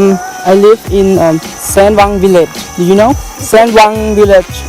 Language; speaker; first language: English; non-native, learner; Lao